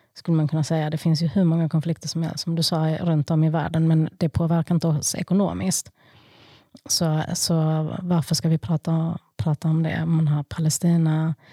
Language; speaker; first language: Swedish; early bilingual, other home language; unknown